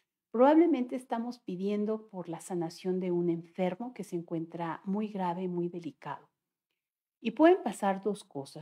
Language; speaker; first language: Spanish; native; Spanish